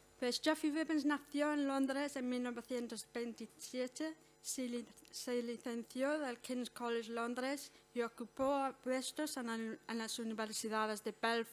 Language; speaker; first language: Spanish; non-native, fluent; English